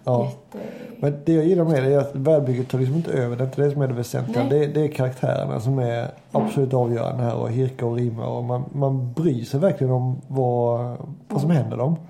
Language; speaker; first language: Swedish; native; Swedish